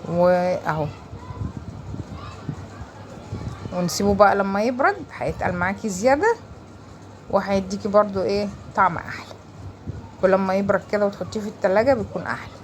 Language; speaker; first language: Arabic; native; Arabic